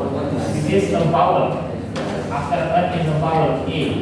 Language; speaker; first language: English; non-native, fluent; Indonesian